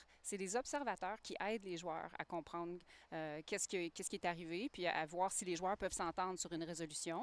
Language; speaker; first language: French; native; French